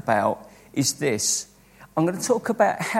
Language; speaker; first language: English; native; English